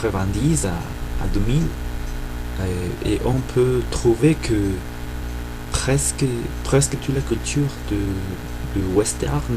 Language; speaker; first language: French; non-native, fluent; Spanish